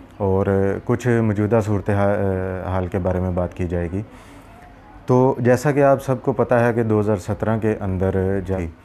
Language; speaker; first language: Urdu; non-native, local second language; Punjabi